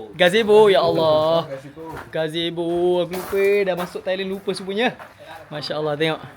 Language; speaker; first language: Malay; native; Malay